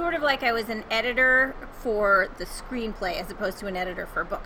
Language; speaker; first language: English; native; English